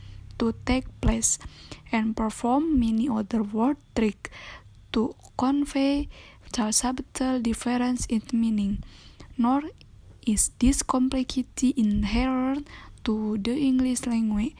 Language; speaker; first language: English; non-native, learner; Indonesian